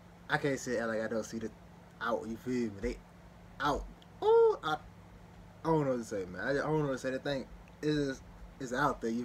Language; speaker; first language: English; native; English